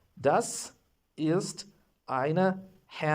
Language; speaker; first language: German; non-native, fluent; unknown